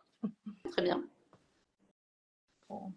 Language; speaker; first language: French; native; French